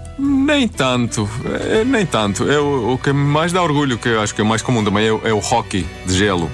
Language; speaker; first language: Portuguese; non-native, fluent; Swedish